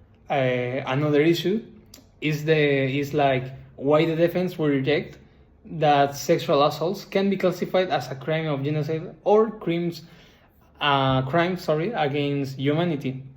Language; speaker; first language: English; non-native, learner; Spanish